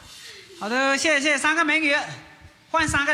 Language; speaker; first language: Chinese; native; Chinese